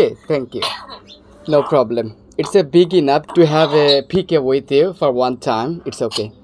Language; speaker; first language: English; non-native, learner; Bangla